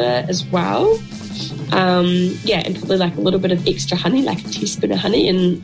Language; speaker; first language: English; native; English